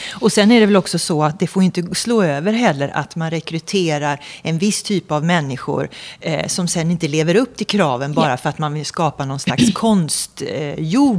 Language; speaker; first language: Swedish; native; Swedish